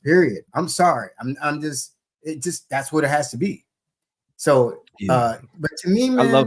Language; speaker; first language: English; native; English